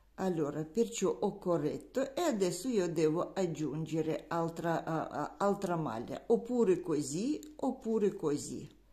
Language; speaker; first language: Italian; non-native, learner; Russian